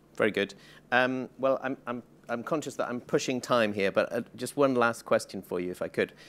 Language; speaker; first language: English; native; English